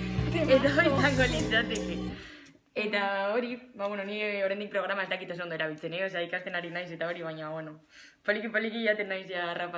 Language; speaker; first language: Basque; non-native, local second language; Spanish